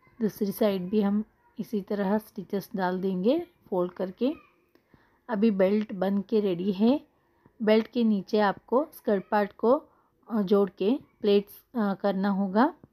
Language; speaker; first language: Hindi; non-native, local second language; Kannada